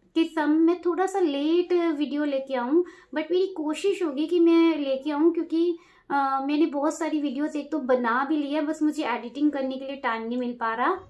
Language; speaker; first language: Hindi; native; Hindi